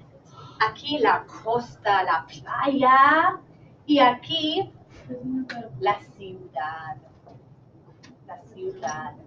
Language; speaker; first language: Spanish; non-native, fluent; English